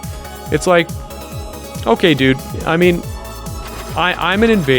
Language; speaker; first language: English; native; English